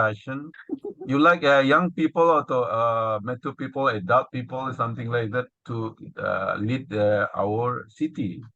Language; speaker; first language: English; non-native, learner; Indonesian